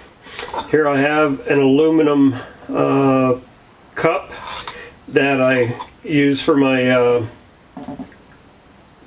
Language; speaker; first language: English; native; English